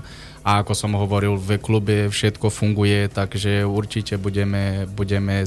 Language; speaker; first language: Slovak; non-native, learner; Portuguese